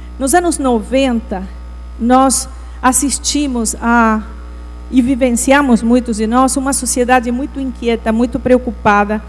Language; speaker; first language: Portuguese; non-native, fluent; Spanish